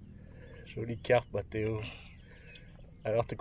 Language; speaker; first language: French; native; French